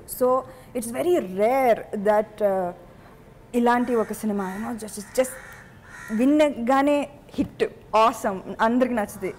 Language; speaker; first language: Telugu; non-native, fluent; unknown